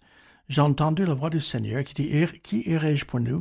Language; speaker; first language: French; non-native, fluent; English